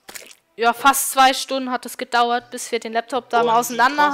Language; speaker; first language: German; native; German